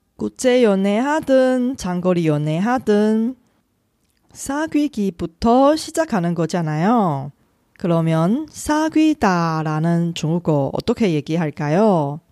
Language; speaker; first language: Korean; non-native, fluent; Chinese